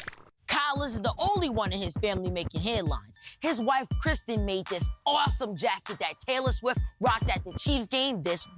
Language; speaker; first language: English; native; English